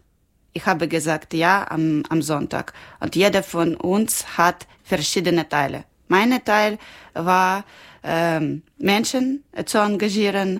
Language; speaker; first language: German; non-native, learner; Ukrainian